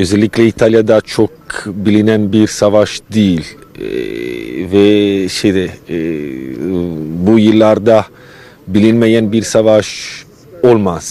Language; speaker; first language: Turkish; non-native, fluent; Italian